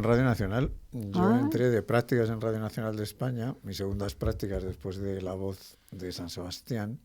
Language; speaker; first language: Spanish; native; Spanish